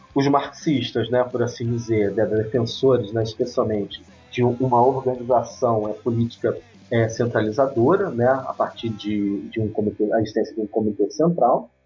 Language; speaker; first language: Portuguese; native; Portuguese